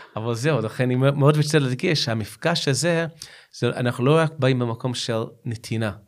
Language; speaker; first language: Hebrew; non-native, fluent; English